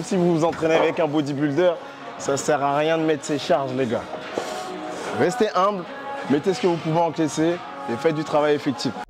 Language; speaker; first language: French; native; French